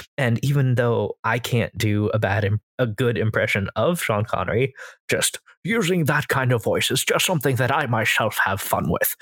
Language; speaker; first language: English; native; English